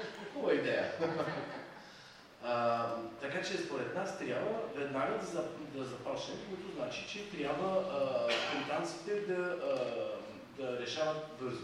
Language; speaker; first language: Bulgarian; non-native, fluent; French